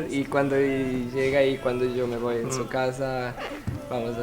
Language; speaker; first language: Spanish; non-native, learner; Italian